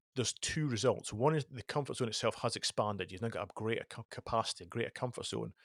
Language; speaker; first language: English; native; English